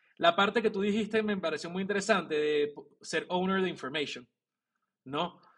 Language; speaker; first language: Spanish; native; Spanish